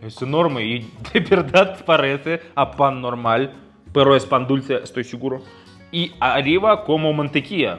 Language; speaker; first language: Spanish; non-native, fluent; Russian